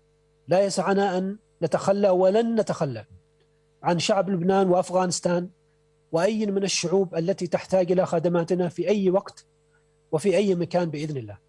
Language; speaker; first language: Arabic; native; Arabic